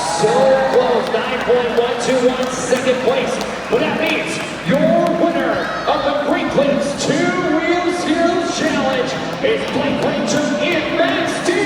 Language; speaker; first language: English; native; English